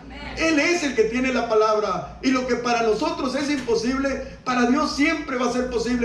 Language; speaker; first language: Spanish; native; Spanish